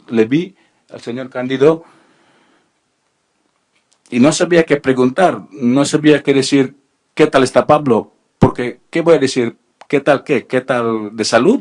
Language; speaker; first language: Spanish; non-native, learner; Filipino